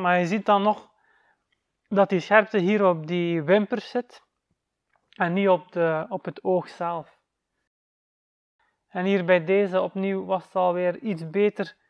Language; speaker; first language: Dutch; native; Dutch